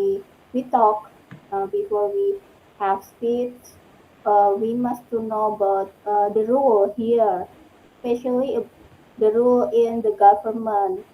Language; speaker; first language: English; non-native, learner; Indonesian